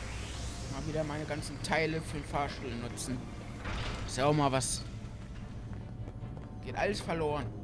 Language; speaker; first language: German; native; German